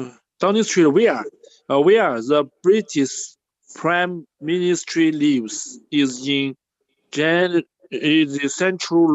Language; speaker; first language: English; non-native, learner; Chinese